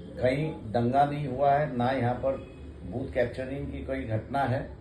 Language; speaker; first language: Hindi; non-native, local second language; Marathi